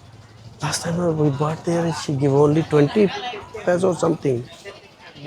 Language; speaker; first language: English; non-native, learner; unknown